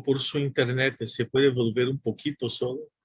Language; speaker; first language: Spanish; non-native, learner; Portuguese